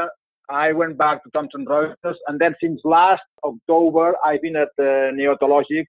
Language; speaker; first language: English; non-native, fluent; Spanish